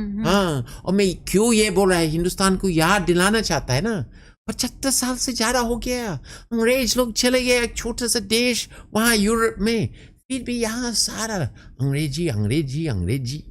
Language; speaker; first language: Hindi; non-native, fluent; English